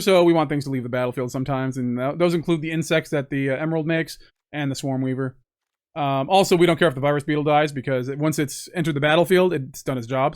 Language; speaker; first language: English; native; English